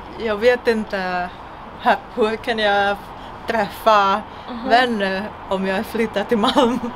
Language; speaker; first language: Swedish; non-native, fluent; Indonesian